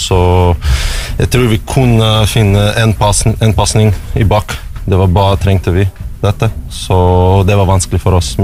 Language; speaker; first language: Norwegian; non-native, learner; Russian